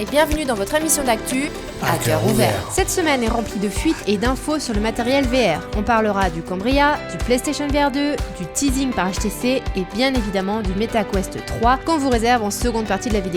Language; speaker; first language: French; native; French